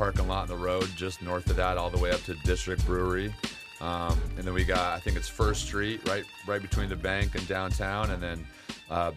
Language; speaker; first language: English; native; English